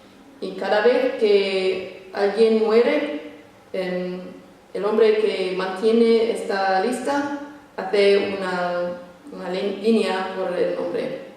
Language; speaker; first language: Spanish; non-native, fluent; English